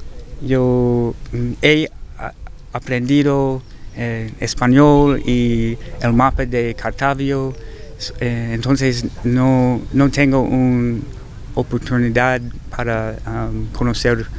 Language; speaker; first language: Spanish; non-native, learner; English